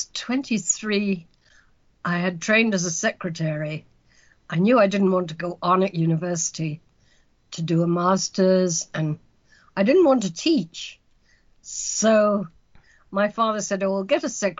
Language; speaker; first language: English; native; English